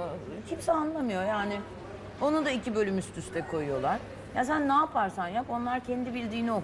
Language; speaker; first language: Turkish; native; Turkish